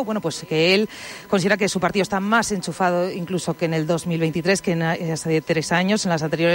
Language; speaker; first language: Spanish; native; Spanish